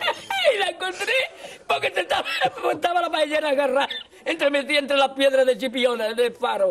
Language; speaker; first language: Spanish; native; Spanish